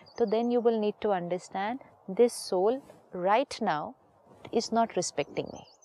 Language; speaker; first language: Hindi; native; Hindi